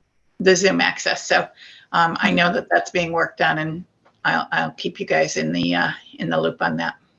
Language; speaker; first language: English; native; English